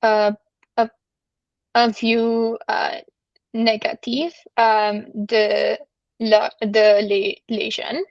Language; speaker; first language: French; non-native, learner; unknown